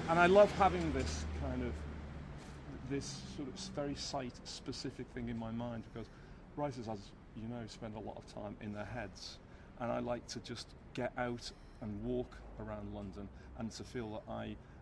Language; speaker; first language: English; native; English